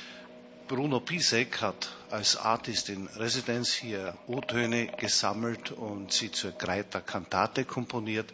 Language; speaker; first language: German; native; German